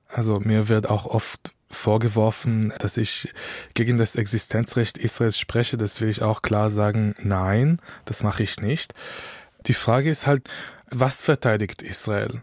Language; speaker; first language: German; non-native, fluent; Hebrew